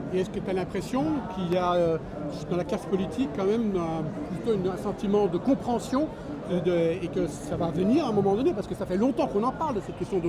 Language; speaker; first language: French; native; French